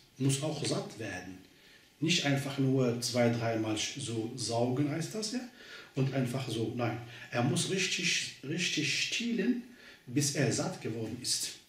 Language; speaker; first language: German; non-native, learner; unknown